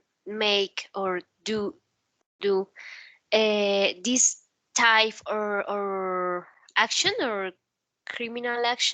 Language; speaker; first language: English; non-native, learner; Spanish